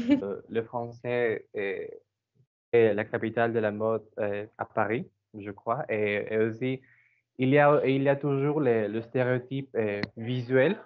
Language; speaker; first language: French; non-native, learner; Spanish